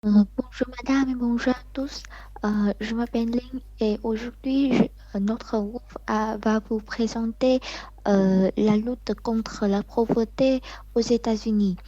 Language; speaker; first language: French; non-native, learner; Vietnamese